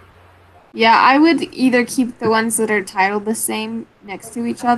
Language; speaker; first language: English; native; English